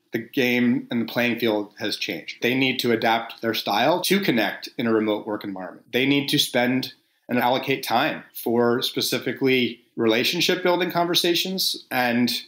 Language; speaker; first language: English; native; English